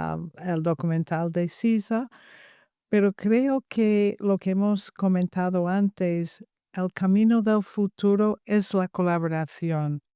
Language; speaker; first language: Spanish; non-native, fluent; English